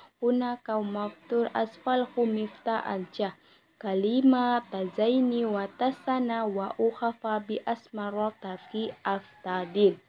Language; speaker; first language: Arabic; non-native, learner; Indonesian